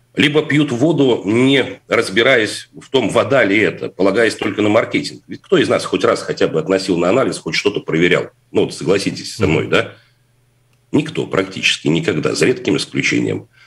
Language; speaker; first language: Russian; native; Russian